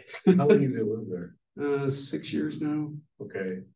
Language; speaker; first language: English; native; English